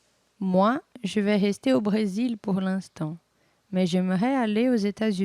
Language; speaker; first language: French; non-native, fluent; Portuguese